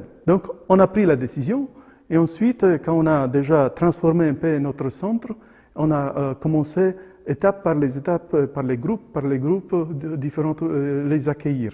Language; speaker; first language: French; non-native, fluent; Polish